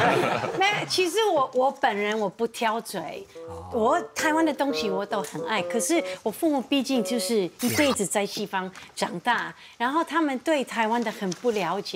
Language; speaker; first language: Chinese; non-native, fluent; English